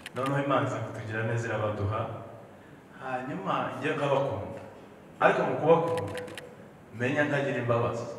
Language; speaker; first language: Kinyarwanda; native; Kinyarwanda